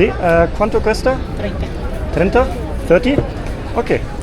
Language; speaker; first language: Spanish; non-native, learner; German